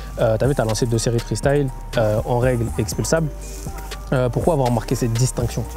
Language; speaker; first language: French; native; French